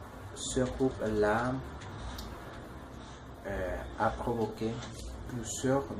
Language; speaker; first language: French; non-native, learner; Spanish